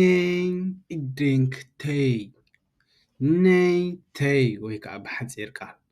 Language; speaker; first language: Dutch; non-native, fluent; Tigrinya